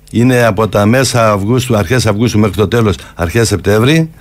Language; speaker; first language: Greek; native; Greek